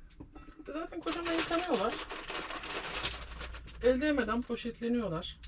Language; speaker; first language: Turkish; native; Turkish